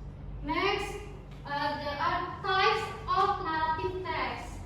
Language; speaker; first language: English; non-native, learner; Indonesian